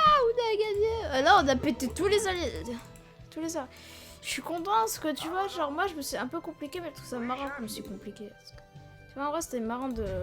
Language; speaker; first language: French; native; French